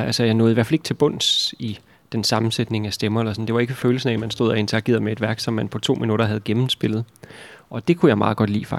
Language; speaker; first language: Danish; native; Danish